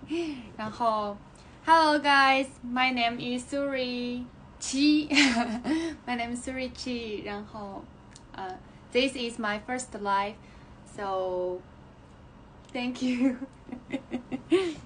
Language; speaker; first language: English; non-native, learner; Chinese